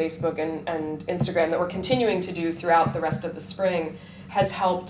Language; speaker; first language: English; native; English